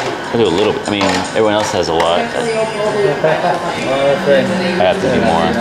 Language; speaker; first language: English; native; English